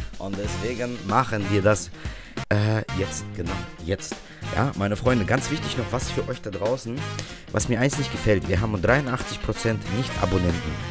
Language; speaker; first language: German; early bilingual, other home language; Russian